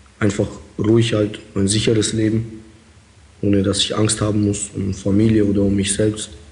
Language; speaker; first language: German; early bilingual, other home language; Russian